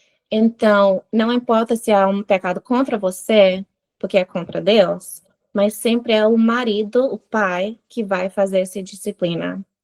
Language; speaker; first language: Portuguese; non-native, fluent; English